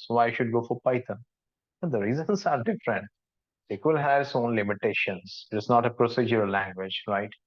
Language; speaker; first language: English; non-native, local second language; Hindi